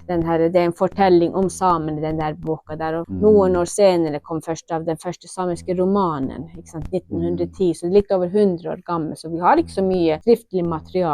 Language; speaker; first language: Norwegian; non-native, local second language; Northern Sami